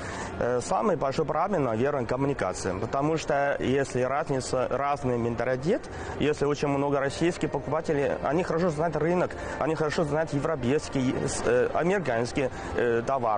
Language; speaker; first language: Russian; non-native, learner; Chinese